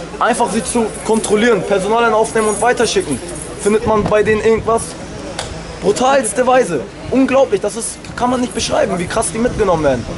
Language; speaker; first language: German; early bilingual, other home language; Turkish